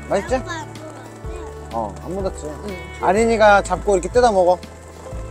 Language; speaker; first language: Korean; native; Korean